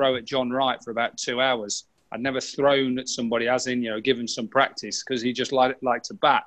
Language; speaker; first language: English; native; English